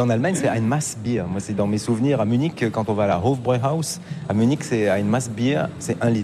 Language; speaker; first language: French; native; French